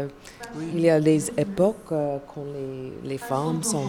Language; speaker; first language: French; non-native, learner; English